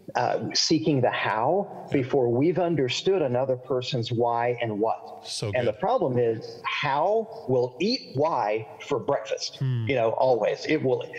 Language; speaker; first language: English; native; English